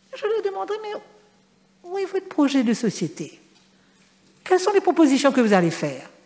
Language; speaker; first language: French; non-native, local second language; Morisyen